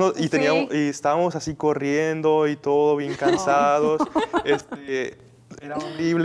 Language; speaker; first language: Spanish; native; Spanish